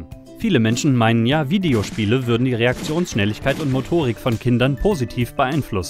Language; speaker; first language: German; native; German